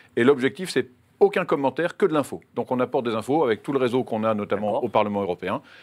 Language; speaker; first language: French; native; French